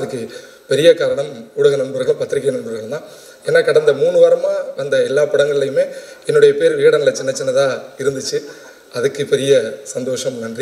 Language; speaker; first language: Tamil; native; Tamil